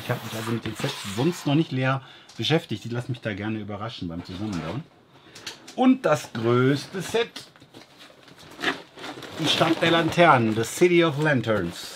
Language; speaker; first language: German; native; German